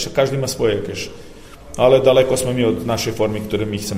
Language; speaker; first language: Polish; non-native, learner; Serbian